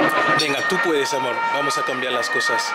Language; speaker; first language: Spanish; non-native, fluent; French